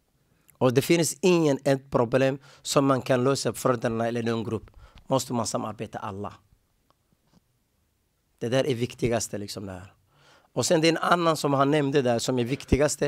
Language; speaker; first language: Swedish; non-native, learner; Somali